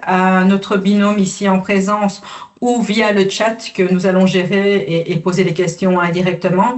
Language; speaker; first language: French; native; French